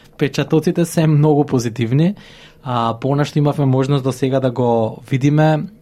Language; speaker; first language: Macedonian; native; Macedonian